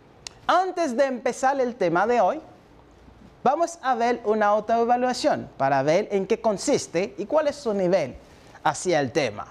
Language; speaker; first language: Spanish; non-native, fluent; French